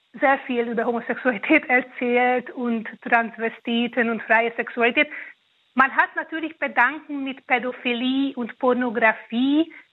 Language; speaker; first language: German; non-native, fluent; Hungarian